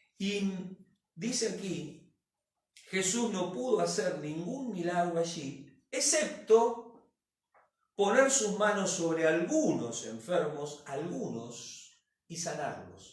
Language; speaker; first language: Spanish; native; Spanish